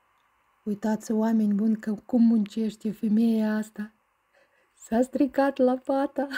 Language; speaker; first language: Romanian; non-native, learner; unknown